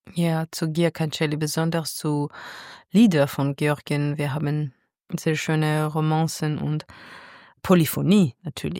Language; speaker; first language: German; non-native, fluent; Georgian